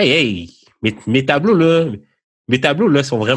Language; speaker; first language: French; native; French